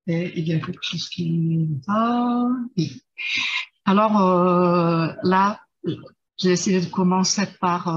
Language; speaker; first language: French; non-native, fluent; Czech